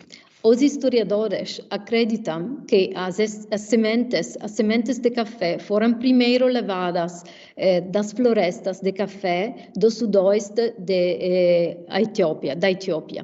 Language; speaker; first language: Portuguese; non-native, fluent; Italian